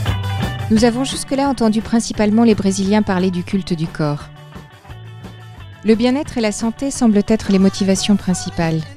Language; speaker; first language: French; native; French